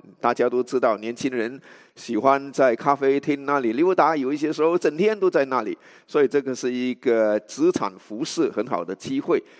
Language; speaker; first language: Chinese; native; Chinese